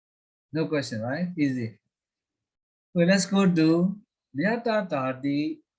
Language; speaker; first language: English; non-native, fluent; Burmese